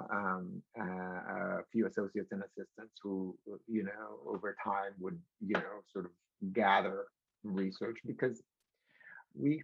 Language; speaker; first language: English; non-native, local second language; Filipino